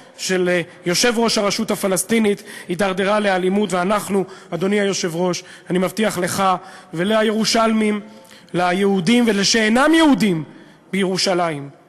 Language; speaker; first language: Hebrew; native; Hebrew